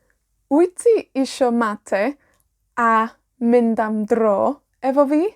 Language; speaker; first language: Welsh; non-native, fluent; Spanish